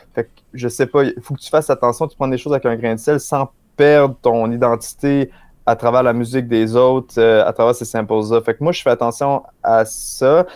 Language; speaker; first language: French; native; French